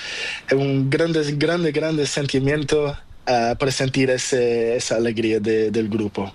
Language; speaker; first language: Spanish; non-native, learner; Portuguese